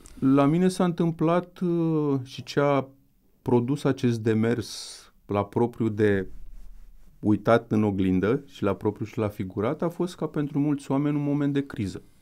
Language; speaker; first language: Romanian; native; Romanian